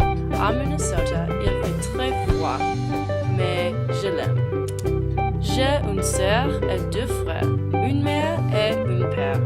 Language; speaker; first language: French; non-native, learner; English